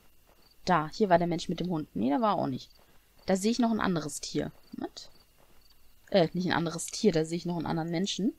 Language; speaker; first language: German; native; German